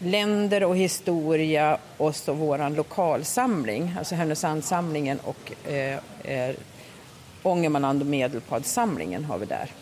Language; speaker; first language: Swedish; native; Swedish